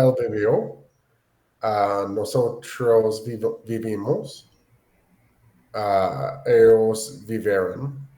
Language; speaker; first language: Spanish; non-native, learner; English